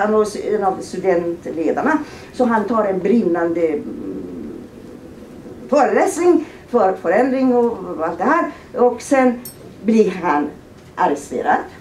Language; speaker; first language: Swedish; non-native, fluent; Persian